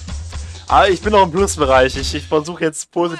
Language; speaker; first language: German; native; German